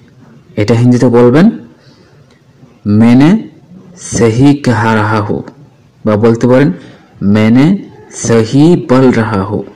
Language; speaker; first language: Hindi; non-native, learner; Bangla